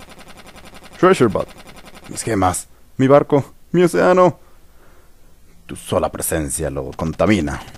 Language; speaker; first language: Spanish; native; Spanish